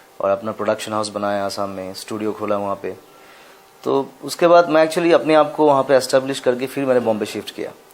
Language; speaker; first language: Hindi; non-native, local second language; Assamese